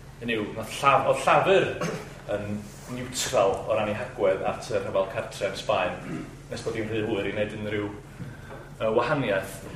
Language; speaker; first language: Welsh; native; Welsh